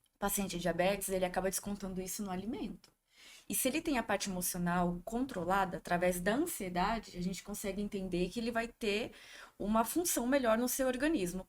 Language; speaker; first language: Portuguese; native; Portuguese